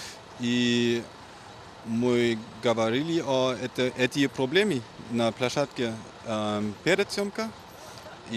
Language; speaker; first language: Russian; non-native, learner; German